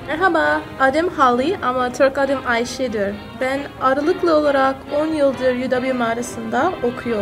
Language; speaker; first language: Turkish; non-native, learner; English